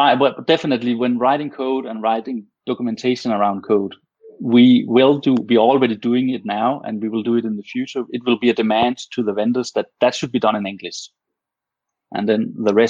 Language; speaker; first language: English; non-native, fluent; Danish